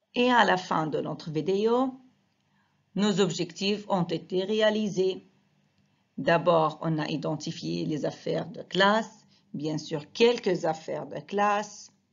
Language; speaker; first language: French; non-native, fluent; Arabic